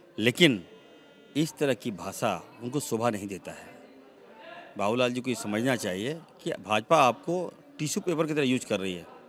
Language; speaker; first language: Hindi; native; Hindi